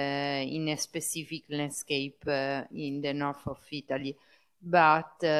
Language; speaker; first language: English; non-native, fluent; Italian